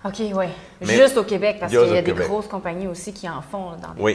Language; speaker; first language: French; native; French